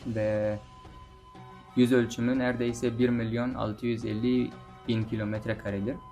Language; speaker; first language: Turkish; non-native, fluent; Persian